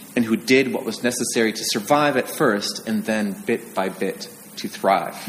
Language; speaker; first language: English; native; English